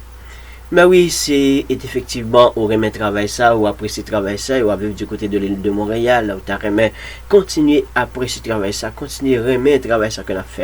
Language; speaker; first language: French; non-native, local second language; Haitian Creole